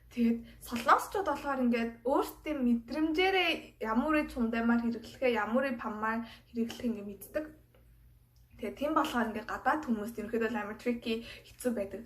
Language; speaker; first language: Mongolian; non-native, fluent; Korean